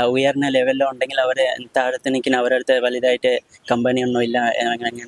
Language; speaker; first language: Malayalam; non-native, local second language; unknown